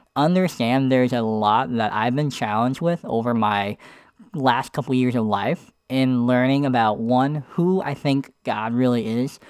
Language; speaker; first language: English; native; English